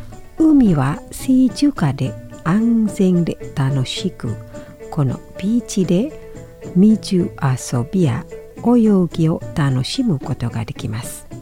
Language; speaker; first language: Japanese; non-native, fluent; Indonesian